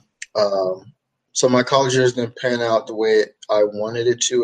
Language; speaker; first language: English; native; English